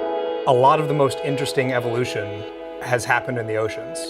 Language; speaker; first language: English; native; English